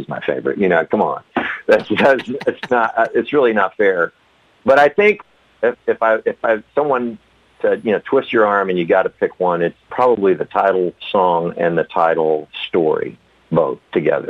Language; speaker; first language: English; native; English